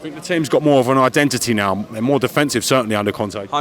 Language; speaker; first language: English; native; English